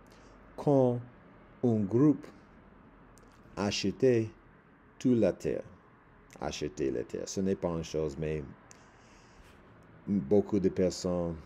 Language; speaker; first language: French; non-native, learner; English